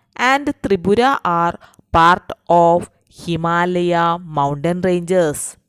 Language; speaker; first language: English; non-native, local second language; Malayalam